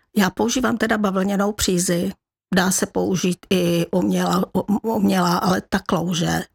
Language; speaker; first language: Czech; native; Czech